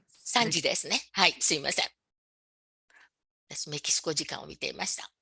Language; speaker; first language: Japanese; non-native, fluent; Spanish